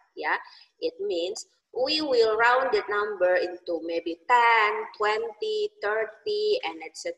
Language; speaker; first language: English; non-native, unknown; Indonesian